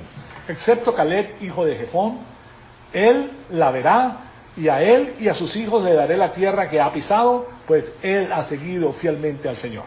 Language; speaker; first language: Spanish; native; Spanish